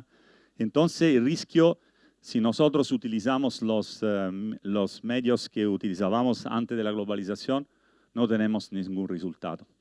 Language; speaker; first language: Spanish; non-native, learner; Italian